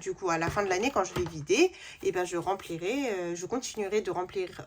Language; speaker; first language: French; native; French